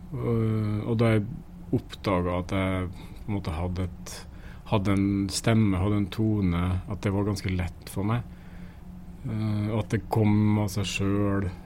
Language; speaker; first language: Norwegian; native; Norwegian